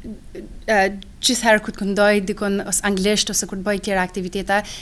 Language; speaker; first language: Albanian; early bilingual, other home language; English